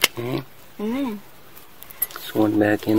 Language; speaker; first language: English; native; English